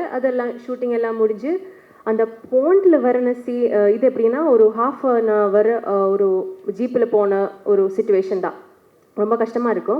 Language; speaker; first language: Tamil; non-native, learner; Malayalam